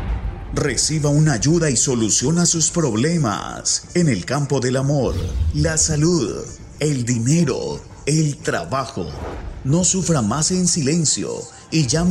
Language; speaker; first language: Spanish; native; Spanish